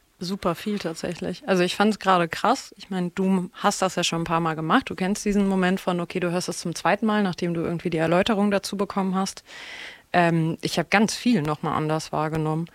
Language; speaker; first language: German; native; German